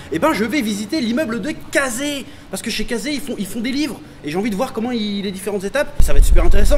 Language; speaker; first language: French; native; French